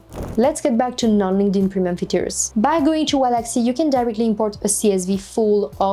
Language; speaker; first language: English; non-native, fluent; French